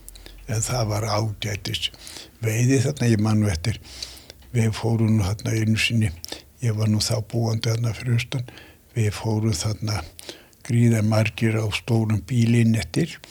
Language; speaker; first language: Icelandic; native; Icelandic